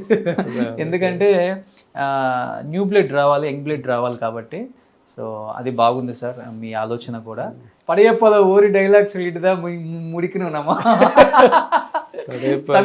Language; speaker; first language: Telugu; native; Telugu